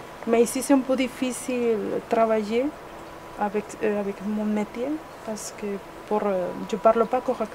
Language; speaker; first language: French; non-native, learner; Spanish